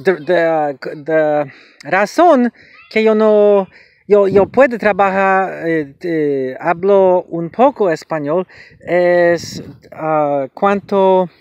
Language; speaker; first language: Spanish; non-native, learner; English